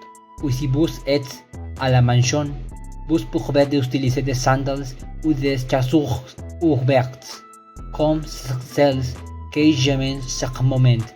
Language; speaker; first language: French; non-native, learner; Spanish